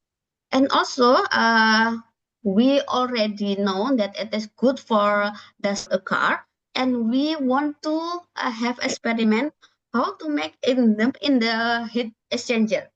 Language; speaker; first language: English; non-native, learner; Indonesian